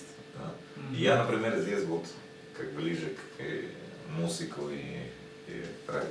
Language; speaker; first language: Russian; non-native, learner; Spanish